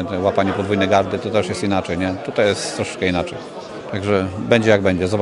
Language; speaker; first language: Polish; native; Polish